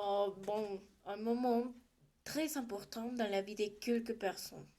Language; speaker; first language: French; non-native, learner; Spanish